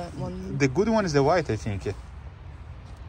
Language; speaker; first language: English; non-native, learner; Portuguese